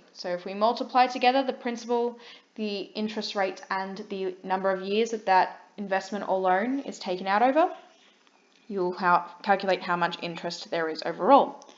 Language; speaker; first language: English; native; English